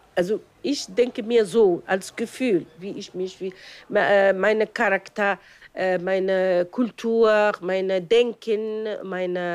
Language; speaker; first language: German; non-native, fluent; Arabic